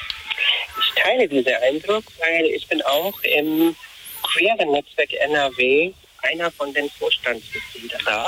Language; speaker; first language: German; non-native, fluent; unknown